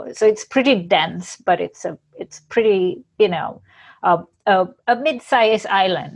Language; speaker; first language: English; non-native, local second language; Sinhala